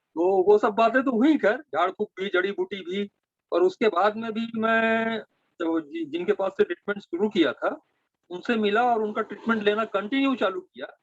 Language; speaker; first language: Hindi; native; Hindi